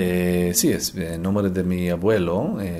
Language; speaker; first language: Spanish; non-native, learner; Hebrew